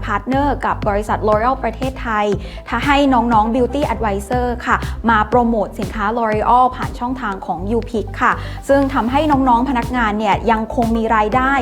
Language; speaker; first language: Thai; native; Thai